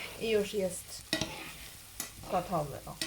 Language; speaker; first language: Polish; non-native, learner; Chinese